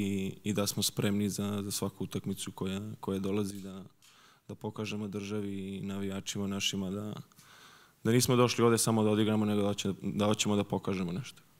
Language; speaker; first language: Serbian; early bilingual, heritage; Serbian